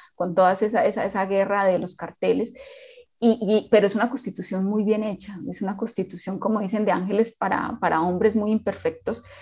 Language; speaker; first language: Spanish; native; Spanish